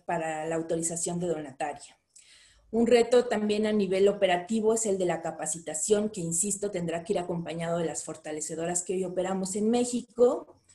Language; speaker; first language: Spanish; native; Spanish